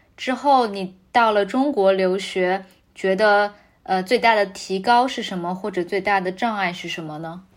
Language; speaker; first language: Chinese; native; Chinese